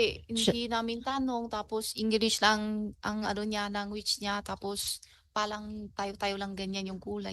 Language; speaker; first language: Filipino; non-native, learner; Chinese